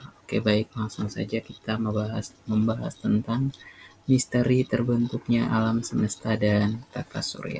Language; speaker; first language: Indonesian; native; Indonesian